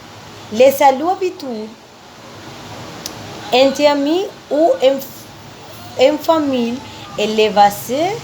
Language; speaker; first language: French; non-native, learner; Spanish